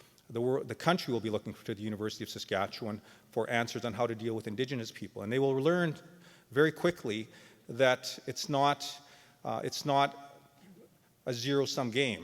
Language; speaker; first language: English; native; English